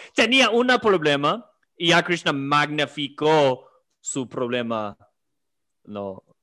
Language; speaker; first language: Spanish; non-native, fluent; English